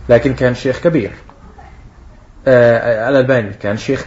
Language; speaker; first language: Arabic; non-native, fluent; Dutch